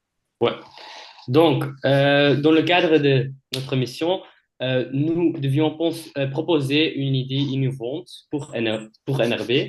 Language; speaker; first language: French; non-native, learner; Dutch